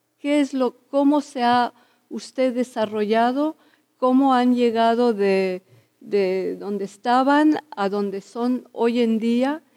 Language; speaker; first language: Spanish; early bilingual, heritage; Spanish